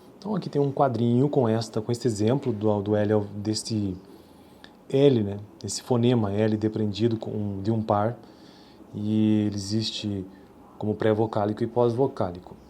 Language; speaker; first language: Portuguese; native; Portuguese